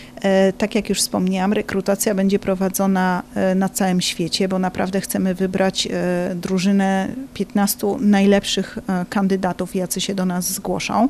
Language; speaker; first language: Polish; native; Polish